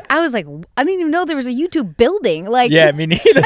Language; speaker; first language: English; native; English